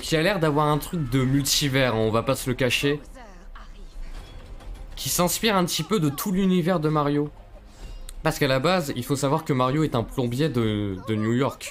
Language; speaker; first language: French; native; French